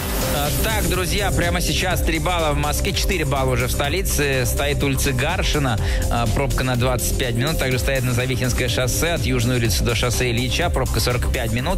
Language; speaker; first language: Russian; native; Russian